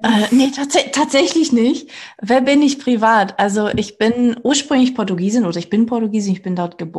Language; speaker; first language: German; early bilingual, other home language; Portuguese